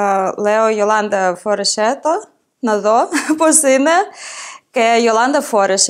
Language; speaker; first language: Greek; non-native, fluent; Ukrainian